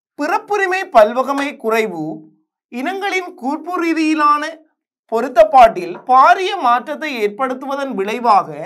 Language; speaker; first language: Tamil; native; Tamil